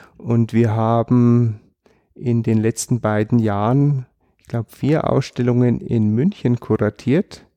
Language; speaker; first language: German; native; German